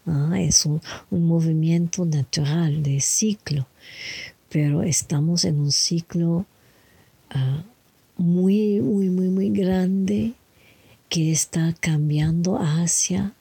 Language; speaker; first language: Spanish; non-native, learner; English